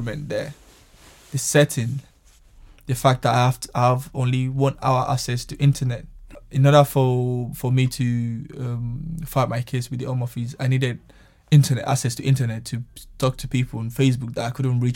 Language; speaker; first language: English; non-native, local second language; Yoruba